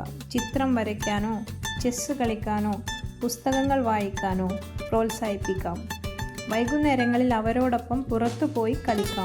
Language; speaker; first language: Malayalam; native; Malayalam